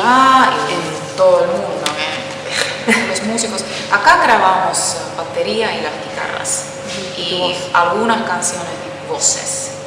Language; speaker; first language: Spanish; non-native, fluent; Finnish